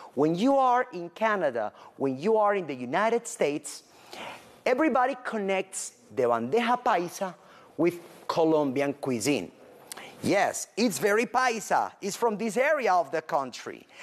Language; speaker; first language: English; non-native, fluent; Spanish